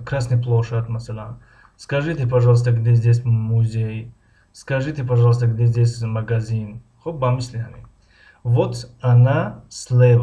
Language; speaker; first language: Russian; non-native, fluent; Tajik